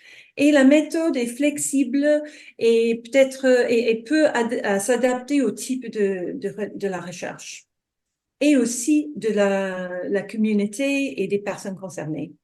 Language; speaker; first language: French; non-native, fluent; English